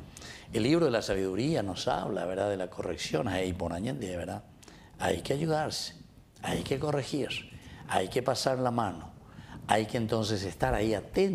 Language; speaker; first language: Spanish; native; Spanish